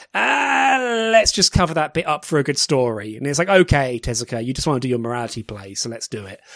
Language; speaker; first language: English; native; English